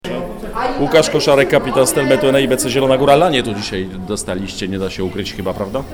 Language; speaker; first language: Polish; native; Polish